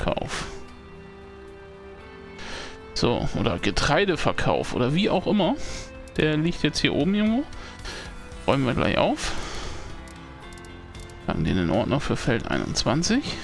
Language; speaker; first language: German; native; German